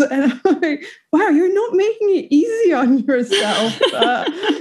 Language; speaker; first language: English; non-native, fluent; Swedish